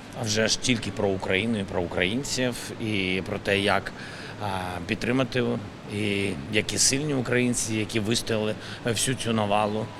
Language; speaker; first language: Ukrainian; non-native, local second language; Russian